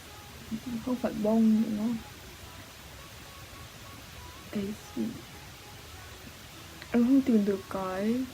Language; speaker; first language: Vietnamese; early bilingual, heritage; Vietnamese